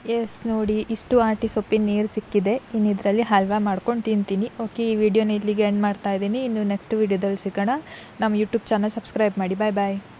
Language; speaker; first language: Kannada; non-native, local second language; Tulu